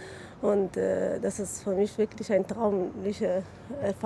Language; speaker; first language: German; non-native, learner; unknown